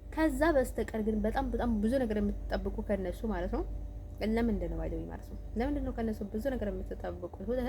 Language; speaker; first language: Amharic; native; Amharic